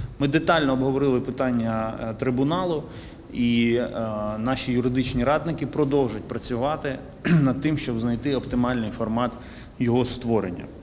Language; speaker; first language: Ukrainian; native; Ukrainian